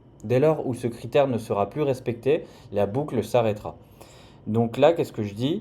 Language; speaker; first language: French; native; French